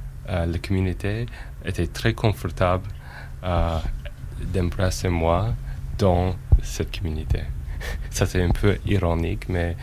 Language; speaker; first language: French; non-native, fluent; English